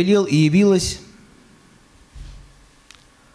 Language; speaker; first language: Russian; native; Russian